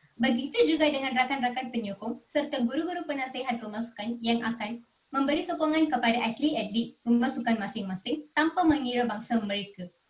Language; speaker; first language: Malay; non-native, local second language; Tamil